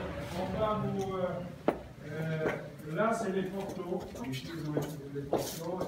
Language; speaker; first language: French; non-native, fluent; Portuguese